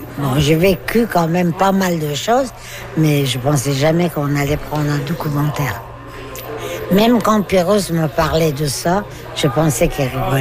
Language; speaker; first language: French; non-native, learner; Persian